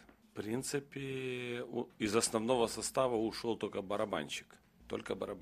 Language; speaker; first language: Russian; non-native, local second language; Romanian